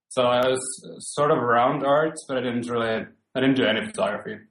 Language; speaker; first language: English; non-native, fluent; Finnish